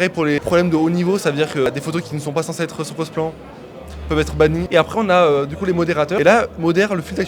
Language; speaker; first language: French; native; French